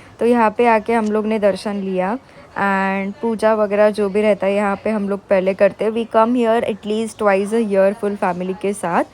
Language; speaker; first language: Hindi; non-native, local second language; Marathi